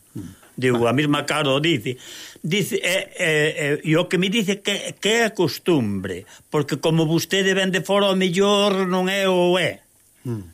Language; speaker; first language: Galician; native; Galician